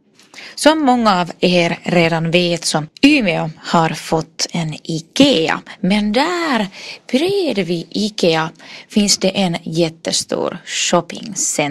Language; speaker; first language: Swedish; non-native, local second language; Finnish